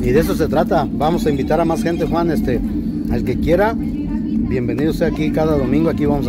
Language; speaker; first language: Spanish; native; Spanish